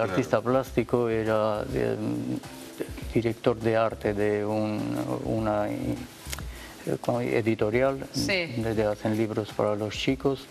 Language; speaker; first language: Spanish; non-native, learner; Armenian